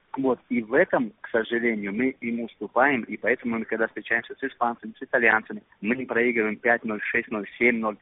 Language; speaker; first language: Russian; non-native, local second language; Uzbek